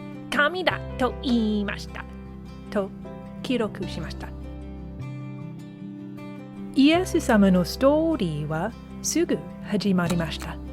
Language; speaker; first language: Japanese; non-native, learner; English